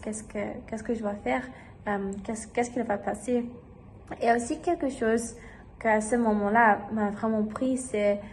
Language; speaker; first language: French; non-native, learner; German